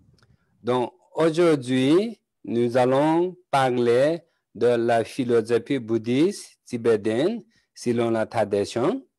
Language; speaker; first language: French; non-native, learner; Tibetan